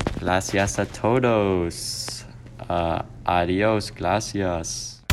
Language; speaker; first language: Spanish; non-native, learner; English